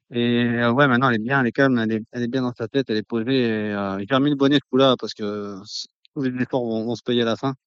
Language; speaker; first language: French; native; French